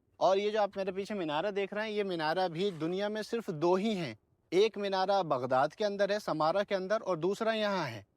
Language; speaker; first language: Urdu; native; Urdu